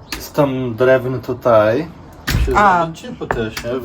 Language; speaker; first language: Polish; non-native, learner; Portuguese